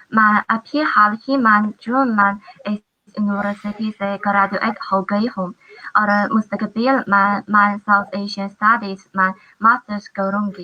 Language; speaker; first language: Hindi; non-native, fluent; Chinese